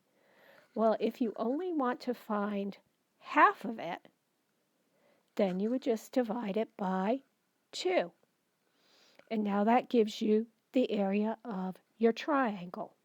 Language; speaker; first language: English; native; English